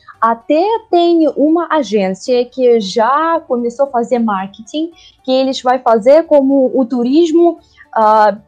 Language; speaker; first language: Portuguese; non-native, learner; Russian